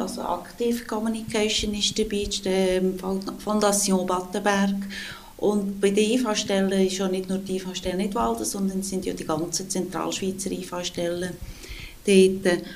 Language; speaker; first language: German; native; German